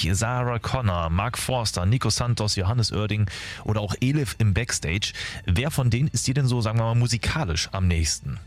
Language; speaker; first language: German; native; German